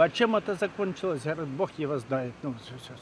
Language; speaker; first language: Russian; native; Russian